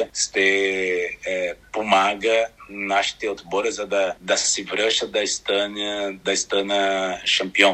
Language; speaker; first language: Bulgarian; non-native, learner; Portuguese